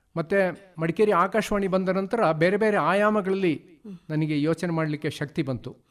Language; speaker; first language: Kannada; non-native, local second language; Tulu